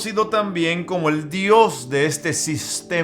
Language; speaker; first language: Spanish; native; Spanish